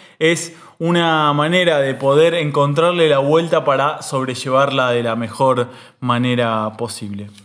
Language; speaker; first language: Spanish; native; Spanish